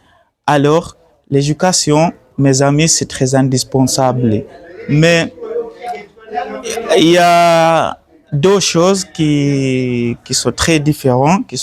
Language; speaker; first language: French; non-native, learner; Swahili